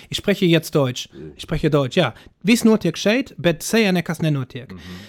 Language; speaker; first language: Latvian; non-native, fluent; German